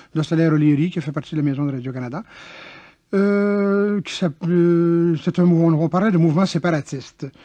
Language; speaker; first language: French; native; French